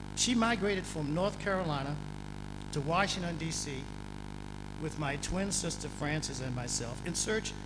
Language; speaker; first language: English; native; English